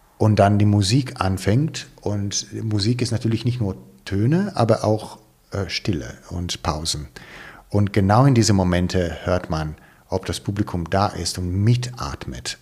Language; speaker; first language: German; non-native, fluent; Italian